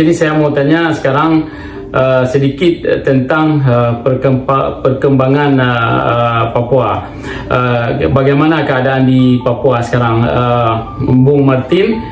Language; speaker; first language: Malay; non-native, local second language; Achinese